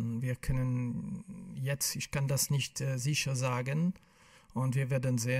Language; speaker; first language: German; non-native, local second language; French